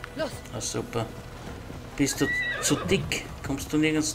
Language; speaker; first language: German; native; German